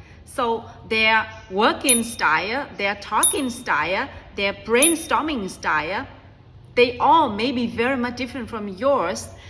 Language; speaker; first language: English; non-native, fluent; Vietnamese